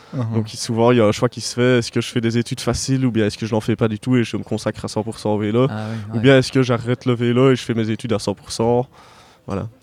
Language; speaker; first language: French; native; French